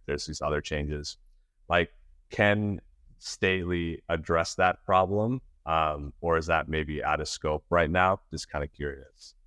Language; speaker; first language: English; native; English